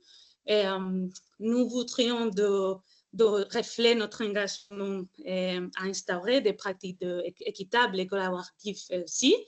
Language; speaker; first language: French; non-native, fluent; Spanish